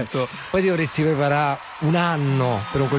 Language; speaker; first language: Italian; native; Italian